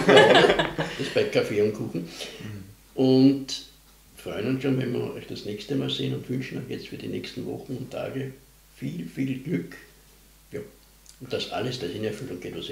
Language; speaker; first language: German; native; German